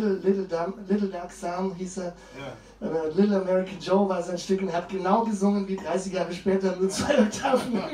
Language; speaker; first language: German; native; German